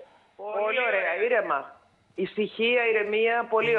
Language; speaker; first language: Greek; native; Greek